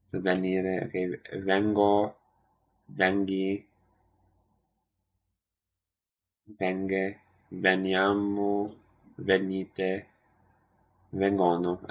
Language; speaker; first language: Italian; non-native, learner; English